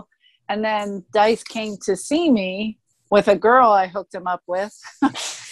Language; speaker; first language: English; native; English